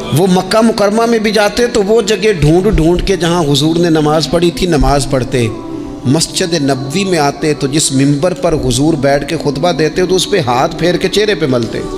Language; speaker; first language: Urdu; non-native, local second language; Punjabi